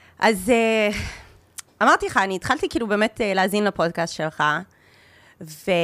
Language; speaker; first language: Hebrew; early bilingual, heritage; English